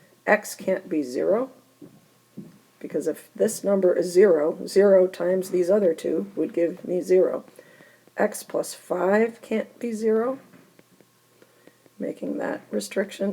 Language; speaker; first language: English; native; English